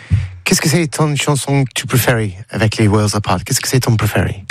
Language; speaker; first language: French; non-native, learner; English